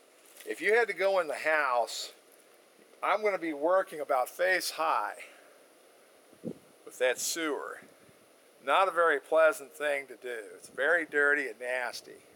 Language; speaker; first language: English; native; English